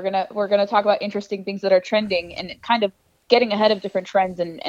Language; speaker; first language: English; native; English